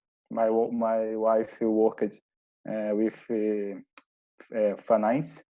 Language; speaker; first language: English; non-native, learner; Portuguese